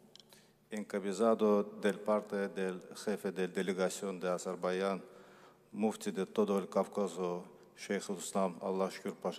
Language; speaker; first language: Spanish; non-native, learner; Azerbaijani